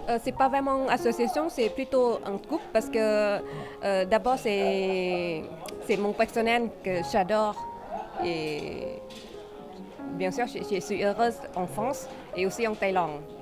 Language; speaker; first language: French; non-native, fluent; Thai